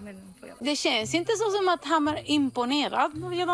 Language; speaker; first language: Swedish; non-native, learner; Spanish